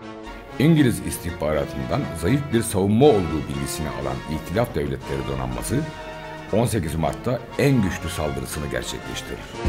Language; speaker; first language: Turkish; native; Turkish